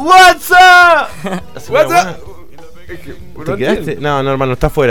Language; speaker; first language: Spanish; native; Spanish